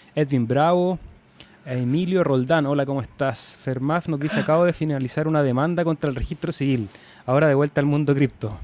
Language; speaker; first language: Spanish; native; Spanish